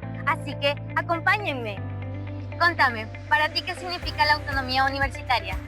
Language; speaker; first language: Spanish; native; Spanish